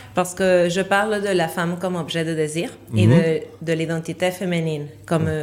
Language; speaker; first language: French; non-native, fluent; Spanish